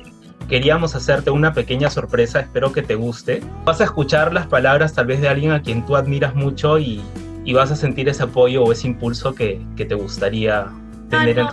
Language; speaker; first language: Spanish; native; Spanish